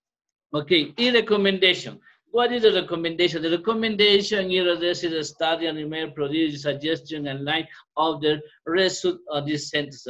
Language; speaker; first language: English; non-native, learner; Spanish